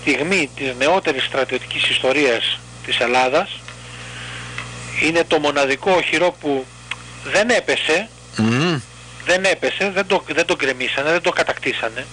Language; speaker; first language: Greek; native; Greek